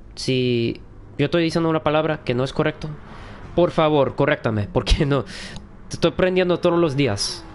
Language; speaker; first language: Spanish; early bilingual, heritage; Spanish